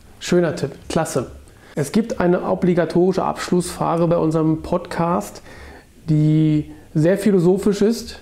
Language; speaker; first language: German; native; German